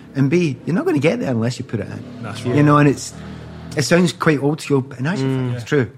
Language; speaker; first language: English; native; English